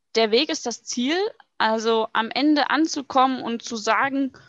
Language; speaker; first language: German; native; German